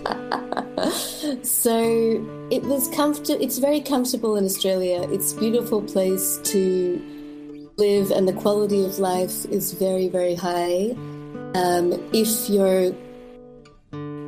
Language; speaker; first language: English; native; English